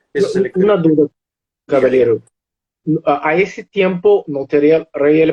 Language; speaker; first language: Spanish; non-native, fluent; Portuguese